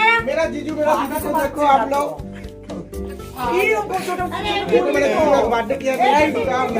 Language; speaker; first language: Hindi; non-native, local second language; Bangla